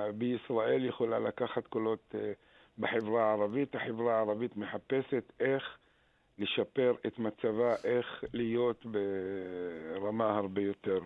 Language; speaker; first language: Hebrew; non-native, local second language; Arabic